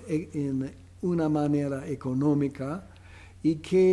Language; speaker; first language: Spanish; non-native, fluent; English